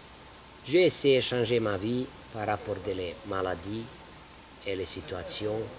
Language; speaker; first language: French; non-native, learner; Serbian